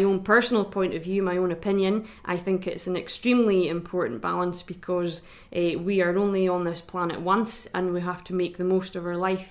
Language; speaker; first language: English; native; English